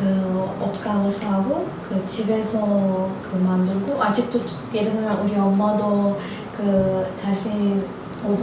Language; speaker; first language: Korean; non-native, learner; Turkish